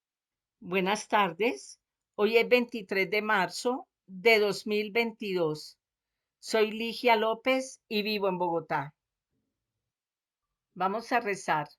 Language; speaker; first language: Spanish; native; Spanish